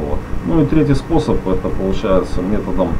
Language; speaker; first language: Russian; native; Russian